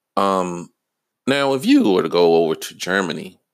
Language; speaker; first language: English; native; English